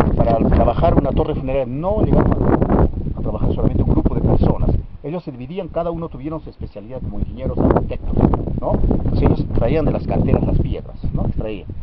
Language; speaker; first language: Spanish; native; Spanish